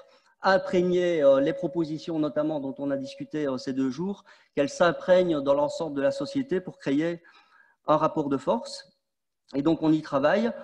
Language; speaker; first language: French; native; French